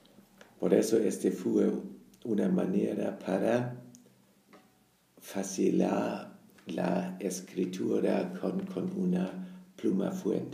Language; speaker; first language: Spanish; non-native, fluent; German